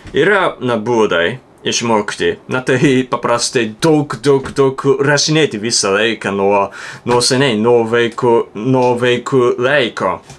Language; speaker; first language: Lithuanian; non-native, learner; Japanese